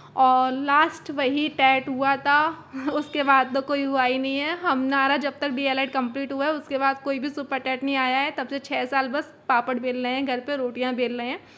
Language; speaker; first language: Hindi; native; Hindi